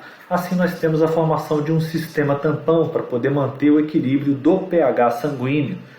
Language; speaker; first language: Portuguese; native; Portuguese